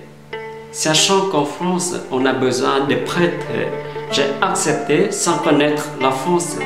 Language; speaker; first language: French; non-native, fluent; Vietnamese